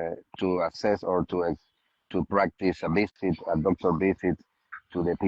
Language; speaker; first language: English; non-native, learner; Spanish